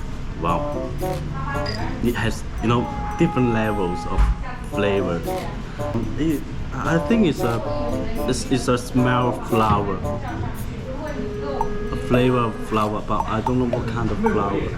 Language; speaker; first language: English; non-native, fluent; Chinese